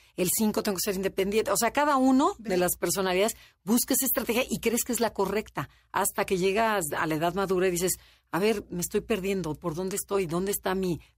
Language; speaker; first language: Spanish; native; Spanish